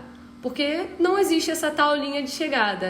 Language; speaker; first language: Portuguese; native; Portuguese